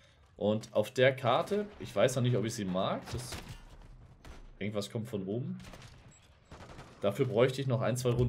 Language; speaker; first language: German; native; German